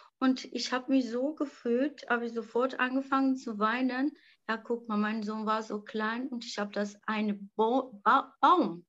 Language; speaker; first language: German; non-native, learner; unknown